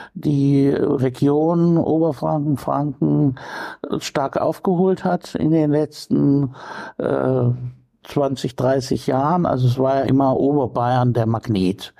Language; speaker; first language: German; native; German